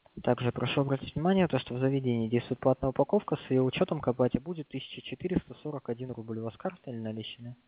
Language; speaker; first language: Russian; native; Russian